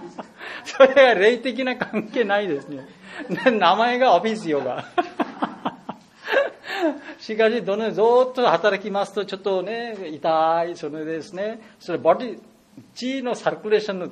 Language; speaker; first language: Japanese; non-native, learner; Bangla